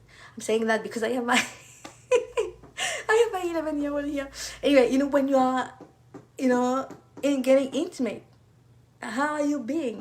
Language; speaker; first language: English; non-native, fluent; French